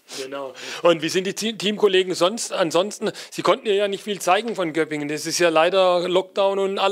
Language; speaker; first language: German; native; German